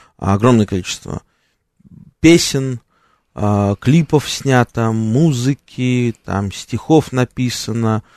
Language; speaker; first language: Russian; native; Russian